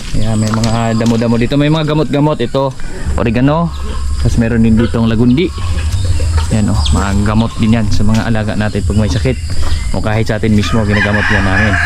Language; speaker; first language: Filipino; native; Filipino